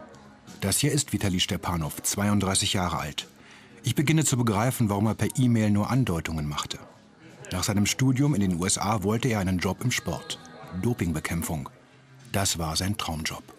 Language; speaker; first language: German; native; German